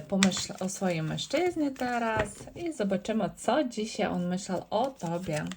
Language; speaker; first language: Polish; non-native, learner; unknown